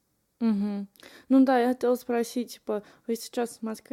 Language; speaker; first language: Russian; non-native, fluent; English